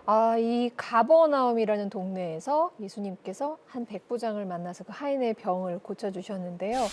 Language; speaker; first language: Korean; native; Korean